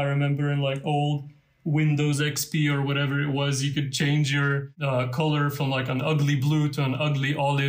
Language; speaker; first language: English; non-native, fluent; Lithuanian